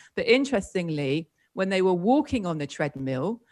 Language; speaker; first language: English; native; English